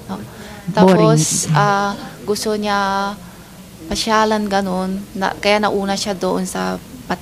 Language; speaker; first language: Filipino; non-native, learner; Chinese